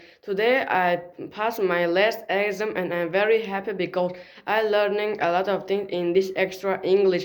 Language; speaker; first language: English; non-native, learner; Tajik